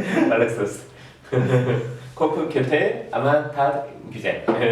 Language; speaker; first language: Turkish; non-native, fluent; Korean